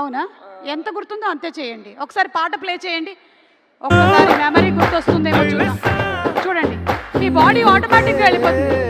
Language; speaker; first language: Telugu; native; Telugu